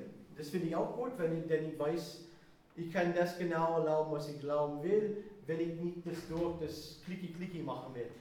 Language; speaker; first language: German; non-native, fluent; English